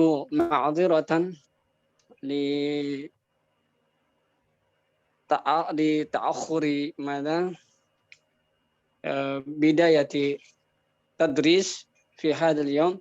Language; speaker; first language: Arabic; non-native, learner; Indonesian